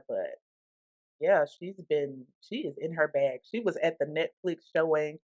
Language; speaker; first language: English; native; English